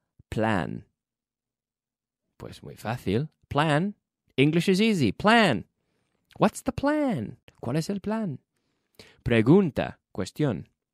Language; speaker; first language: Spanish; non-native, fluent; English